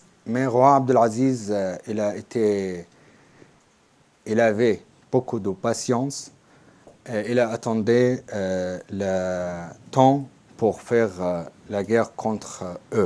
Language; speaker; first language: French; non-native, learner; Arabic